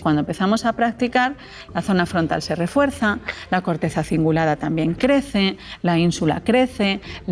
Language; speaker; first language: Spanish; native; Spanish